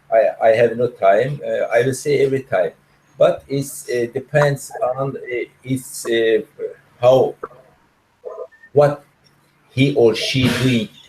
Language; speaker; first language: English; non-native, learner; Turkish